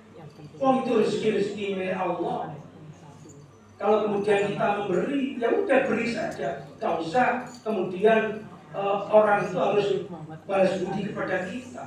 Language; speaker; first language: Indonesian; native; Indonesian